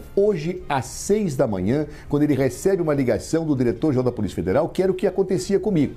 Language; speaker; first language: Portuguese; native; Portuguese